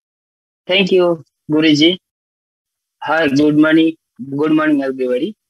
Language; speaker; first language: English; non-native, learner; Nepali